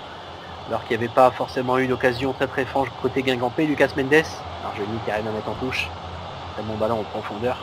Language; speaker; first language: French; native; French